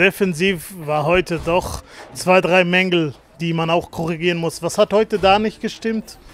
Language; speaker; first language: German; native; German